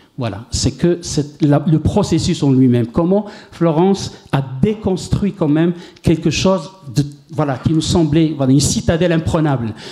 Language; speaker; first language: French; non-native, local second language; Arabic